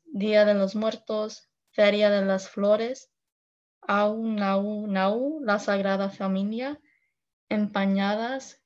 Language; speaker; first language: Spanish; early bilingual, heritage; Spanish